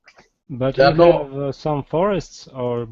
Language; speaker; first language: English; non-native, fluent; Russian